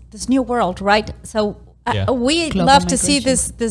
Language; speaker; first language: English; non-native, fluent; Spanish